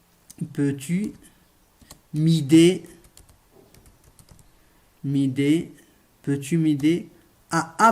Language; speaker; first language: French; non-native, local second language; Arabic